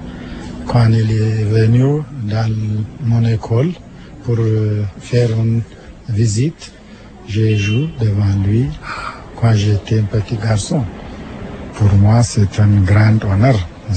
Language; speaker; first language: French; non-native, learner; Amharic